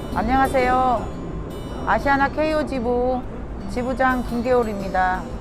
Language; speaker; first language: Korean; native; Korean